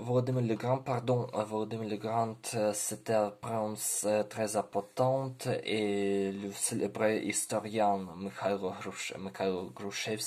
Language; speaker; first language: French; non-native, learner; Ukrainian